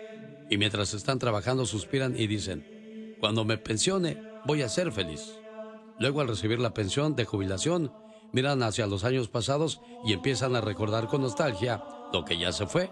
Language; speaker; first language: Spanish; native; Spanish